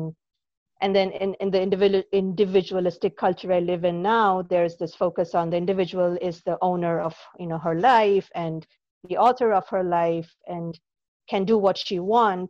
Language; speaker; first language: English; non-native, local second language; Bangla